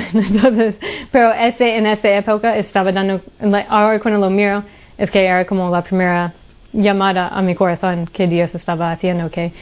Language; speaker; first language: Spanish; non-native, fluent; English